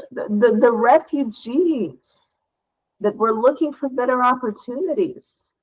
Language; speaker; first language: English; non-native, fluent; Portuguese